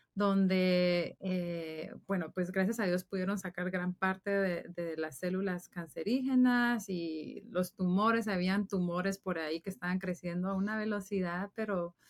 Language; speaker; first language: Spanish; native; Spanish